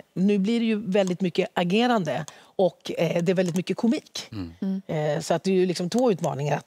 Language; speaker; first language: Swedish; early bilingual, other home language; Spanish